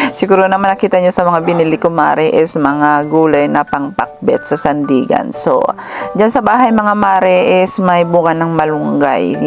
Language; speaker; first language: Filipino; non-native, local second language; Iloko